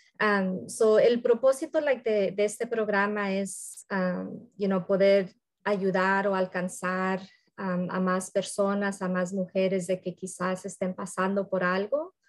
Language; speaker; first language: Spanish; early bilingual, heritage; Spanish